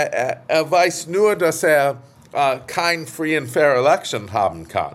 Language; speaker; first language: German; non-native, fluent; English